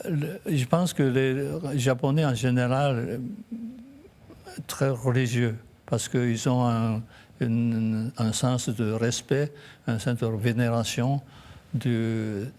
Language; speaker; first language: French; non-native, fluent; Japanese